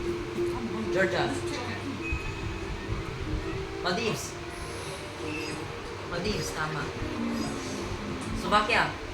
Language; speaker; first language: English; non-native, local second language; Filipino